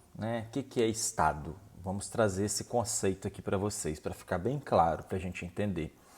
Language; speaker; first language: Portuguese; native; Portuguese